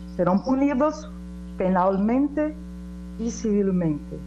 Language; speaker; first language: Spanish; non-native, learner; Portuguese